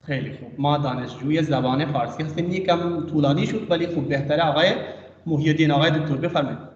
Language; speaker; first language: Persian; non-native, fluent; Urdu